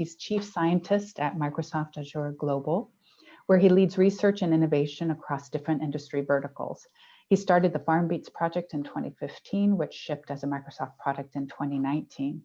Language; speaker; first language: English; native; English